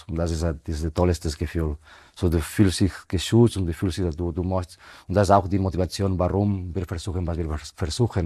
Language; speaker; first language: German; non-native, fluent; Spanish